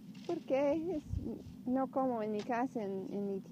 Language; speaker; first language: Spanish; non-native, learner; English